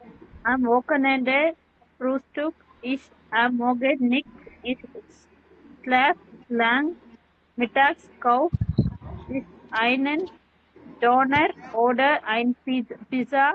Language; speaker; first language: German; non-native, learner; Tamil